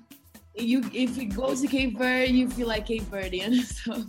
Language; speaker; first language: English; non-native, learner; Kabuverdianu